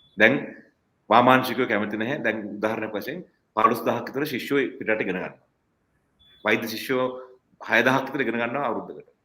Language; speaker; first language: Sinhala; non-native, local second language; Tamil